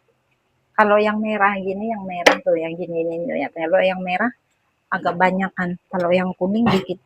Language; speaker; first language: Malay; non-native, local second language; Indonesian